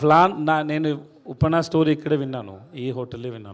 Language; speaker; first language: Telugu; non-native, learner; Tamil